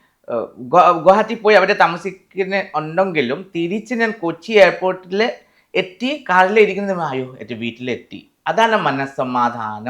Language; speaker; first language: Malayalam; non-native, fluent; Assamese